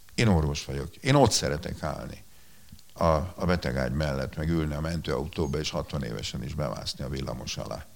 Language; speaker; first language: Hungarian; native; Hungarian